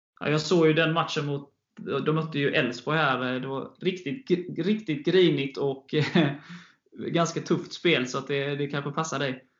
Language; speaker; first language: Swedish; native; Swedish